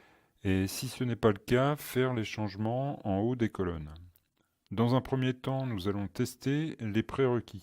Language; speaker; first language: French; native; French